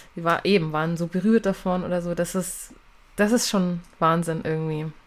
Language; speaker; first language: German; native; German